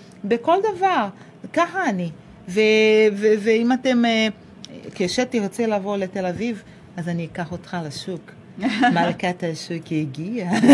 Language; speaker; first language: Hebrew; non-native, fluent; Portuguese